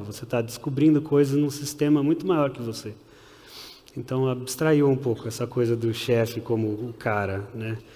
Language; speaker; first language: Portuguese; early bilingual, heritage; Portuguese